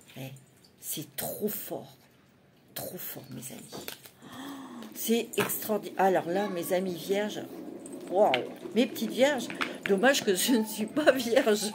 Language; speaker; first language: French; native; French